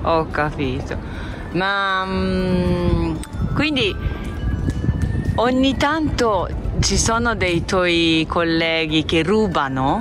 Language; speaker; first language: Italian; non-native, fluent; Japanese